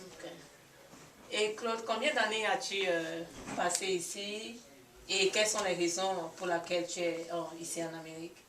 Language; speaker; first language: French; non-native, learner; English